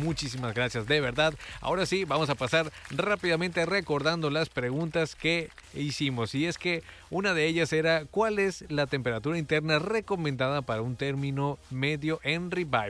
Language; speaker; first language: Spanish; native; Spanish